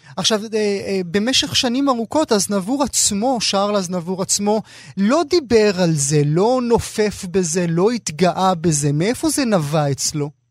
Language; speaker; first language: Hebrew; native; Hebrew